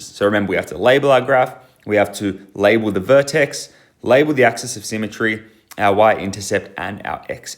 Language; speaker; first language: English; native; English